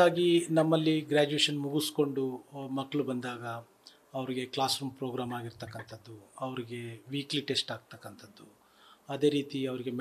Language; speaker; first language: Kannada; native; Kannada